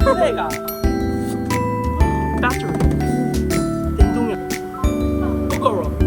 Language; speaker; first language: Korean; non-native, learner; Chinese